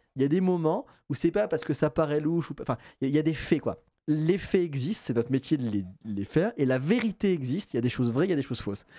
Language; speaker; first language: French; native; French